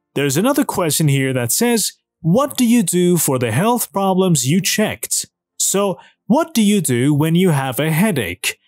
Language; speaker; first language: English; non-native, fluent; Persian